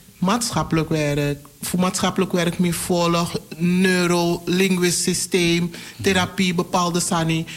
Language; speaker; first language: Dutch; native; Dutch